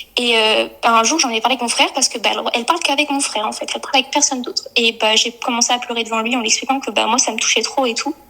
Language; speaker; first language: French; native; French